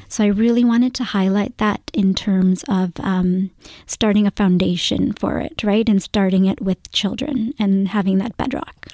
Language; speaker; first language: English; early bilingual, other home language; Gujarati